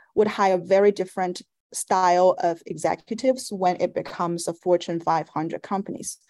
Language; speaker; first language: English; non-native, fluent; Chinese